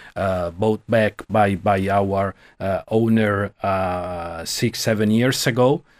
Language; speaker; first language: English; non-native, fluent; Italian